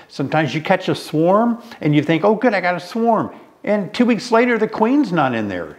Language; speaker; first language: English; native; English